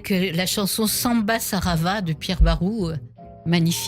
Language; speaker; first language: French; native; French